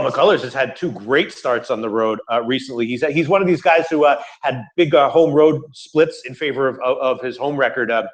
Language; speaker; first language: English; native; English